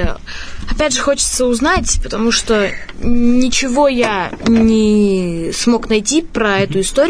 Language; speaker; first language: Russian; native; Russian